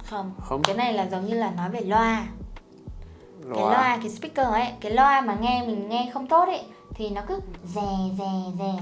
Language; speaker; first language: Vietnamese; native; Vietnamese